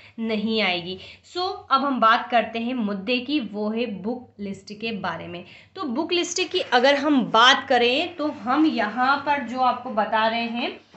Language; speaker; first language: Hindi; native; Hindi